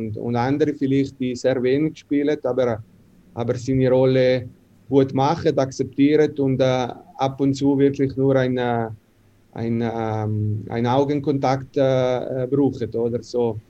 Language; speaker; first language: German; non-native, local second language; Italian